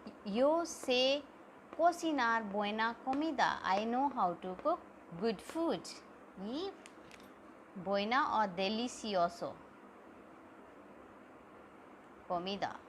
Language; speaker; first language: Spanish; non-native, fluent; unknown